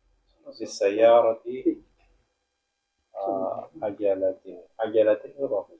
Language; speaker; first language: Arabic; non-native, learner; Indonesian